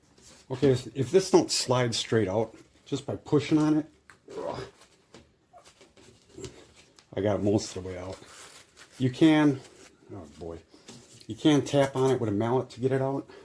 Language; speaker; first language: English; native; English